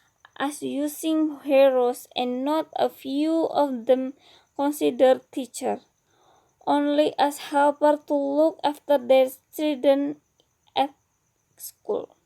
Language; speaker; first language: English; non-native, learner; Indonesian